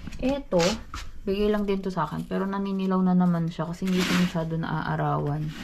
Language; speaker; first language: Filipino; native; Filipino